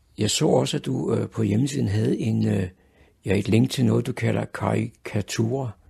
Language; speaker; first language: Danish; native; Danish